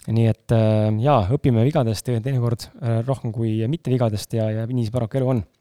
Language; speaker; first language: Estonian; native; Estonian